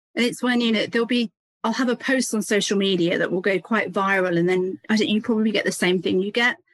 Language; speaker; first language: English; native; English